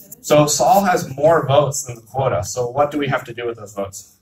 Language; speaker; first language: English; native; English